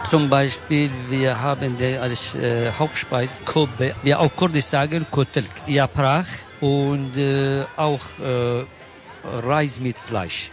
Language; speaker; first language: German; non-native, local second language; Kurdish